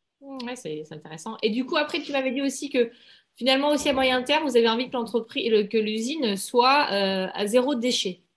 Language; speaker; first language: French; native; French